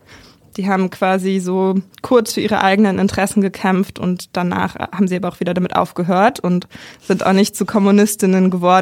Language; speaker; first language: German; native; German